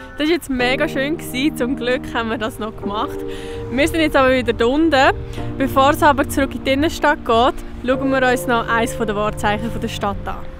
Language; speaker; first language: German; native; German